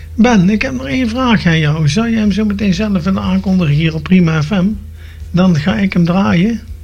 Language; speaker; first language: Dutch; native; Dutch